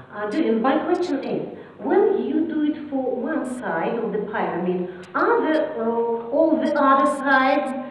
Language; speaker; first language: English; non-native, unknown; Russian